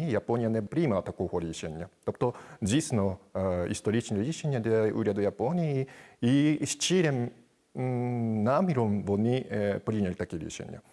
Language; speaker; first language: Ukrainian; non-native, fluent; Japanese